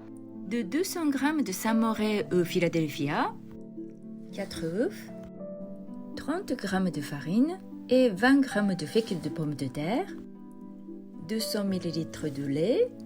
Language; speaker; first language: French; non-native, fluent; Japanese